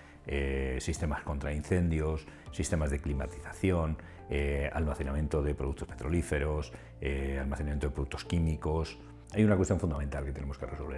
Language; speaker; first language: Spanish; native; Spanish